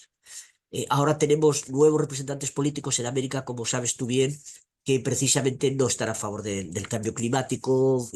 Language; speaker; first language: Spanish; native; Spanish